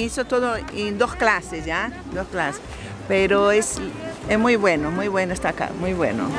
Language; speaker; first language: Spanish; non-native, learner; Portuguese